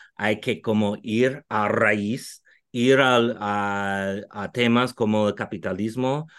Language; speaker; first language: Spanish; non-native, fluent; English